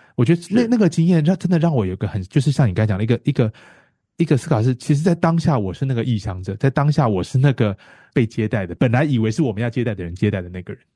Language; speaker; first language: Chinese; native; Chinese